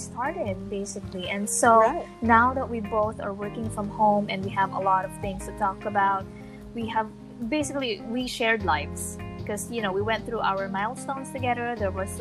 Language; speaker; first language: English; non-native, local second language; Filipino